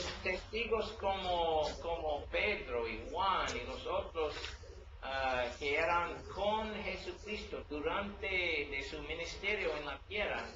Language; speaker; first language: Spanish; non-native, learner; English